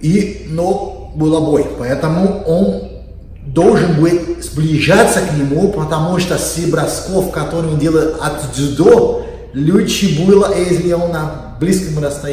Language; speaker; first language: Russian; non-native, learner; Portuguese